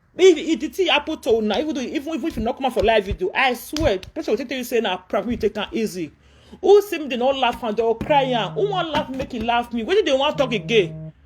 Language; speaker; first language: Nigerian Pidgin; non-native, local second language; Yoruba